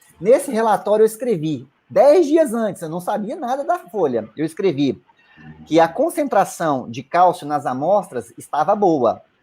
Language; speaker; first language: Portuguese; native; Portuguese